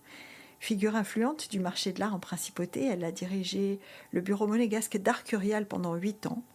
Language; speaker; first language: French; native; French